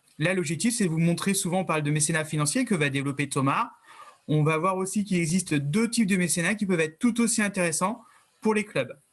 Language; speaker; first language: French; native; French